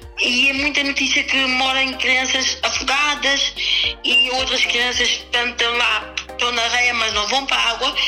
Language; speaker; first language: Portuguese; early bilingual, other home language; Kabuverdianu